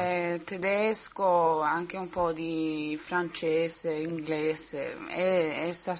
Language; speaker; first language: Italian; non-native, learner; Swedish